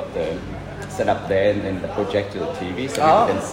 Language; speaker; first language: English; non-native, fluent; Vietnamese